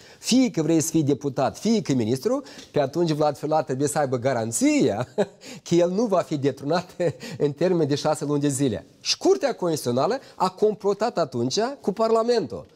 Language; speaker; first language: Romanian; native; Romanian